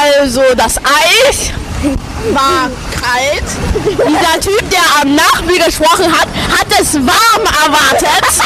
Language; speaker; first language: German; non-native, learner; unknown